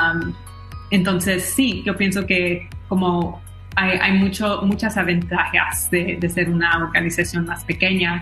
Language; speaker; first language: Spanish; early bilingual, heritage; Spanish